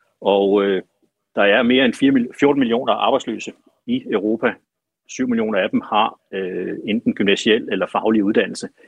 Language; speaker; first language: Danish; native; Danish